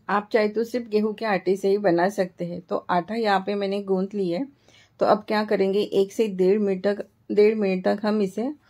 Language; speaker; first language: Hindi; non-native, local second language; Marathi